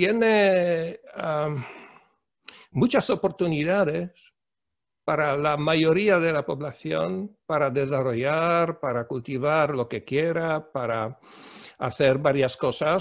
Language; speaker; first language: Spanish; non-native, fluent; Polish